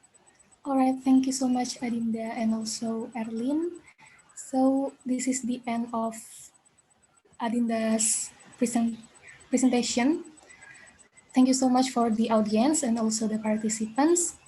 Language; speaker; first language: English; non-native, learner; Indonesian